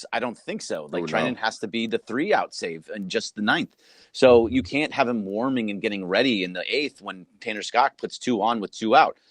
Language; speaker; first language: English; native; English